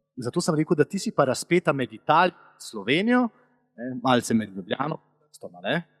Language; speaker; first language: Slovenian; native; Slovenian